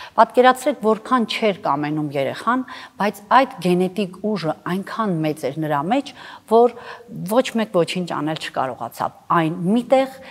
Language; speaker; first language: Armenian; native; Armenian